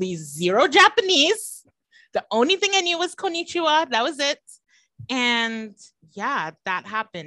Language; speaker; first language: English; native; English